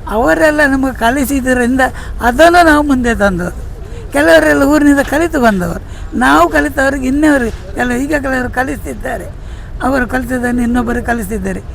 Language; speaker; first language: Kannada; native; Kannada